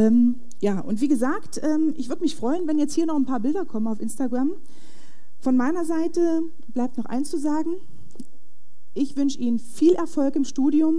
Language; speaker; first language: German; native; German